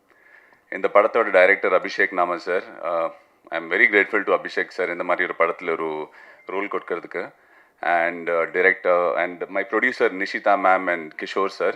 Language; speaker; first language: Tamil; non-native, fluent; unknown